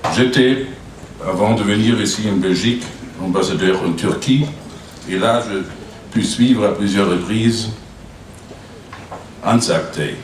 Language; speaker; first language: French; non-native, fluent; German